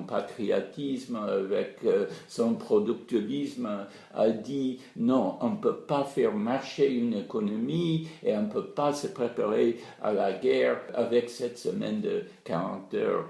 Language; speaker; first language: French; non-native, fluent; English